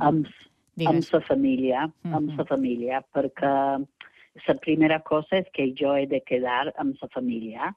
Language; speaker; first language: Catalan; non-native, fluent; English